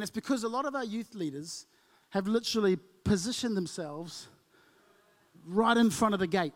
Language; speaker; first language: English; native; English